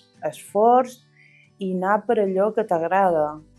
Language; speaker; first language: Catalan; non-native, local second language; Spanish